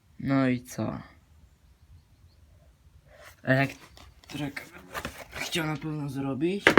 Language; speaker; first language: Polish; native; Polish